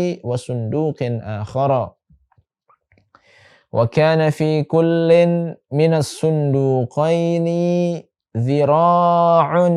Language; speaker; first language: Arabic; non-native, fluent; Indonesian